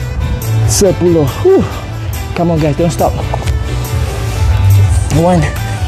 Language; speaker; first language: English; non-native, local second language; Malay